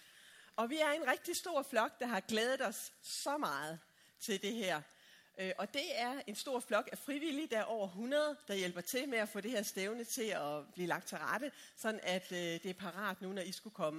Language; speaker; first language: Danish; native; Danish